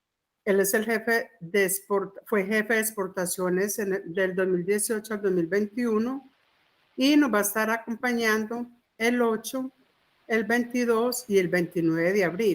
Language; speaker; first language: Spanish; native; Spanish